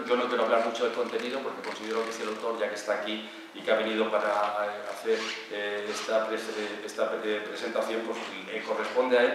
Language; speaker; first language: Spanish; native; Spanish